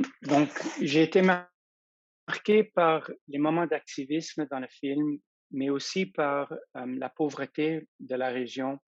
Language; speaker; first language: French; non-native, fluent; English